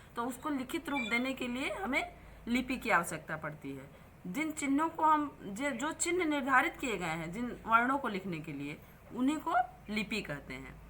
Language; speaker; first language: Hindi; native; Hindi